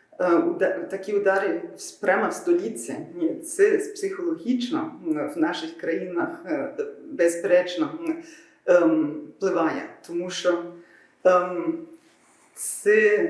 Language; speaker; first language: Ukrainian; non-native, fluent; German